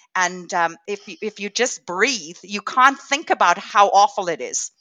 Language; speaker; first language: English; native; English